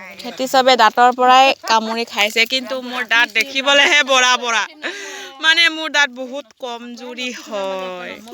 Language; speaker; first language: Assamese; non-native, local second language; Mising